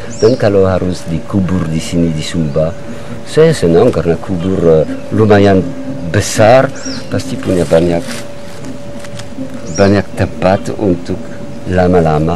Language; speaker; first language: Indonesian; non-native, learner; French